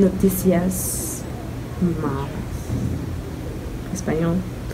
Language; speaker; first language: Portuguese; non-native, learner; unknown